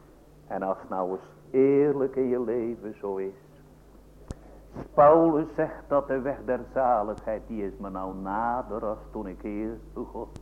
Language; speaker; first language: Dutch; native; Dutch